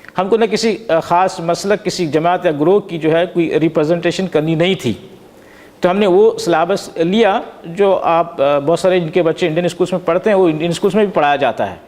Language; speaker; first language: Urdu; native; Urdu